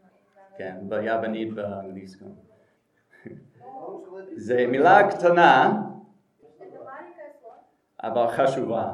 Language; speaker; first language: Hebrew; non-native, fluent; English